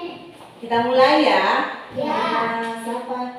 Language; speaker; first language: Indonesian; native; Indonesian